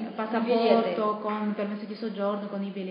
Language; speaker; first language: Italian; non-native, fluent; Russian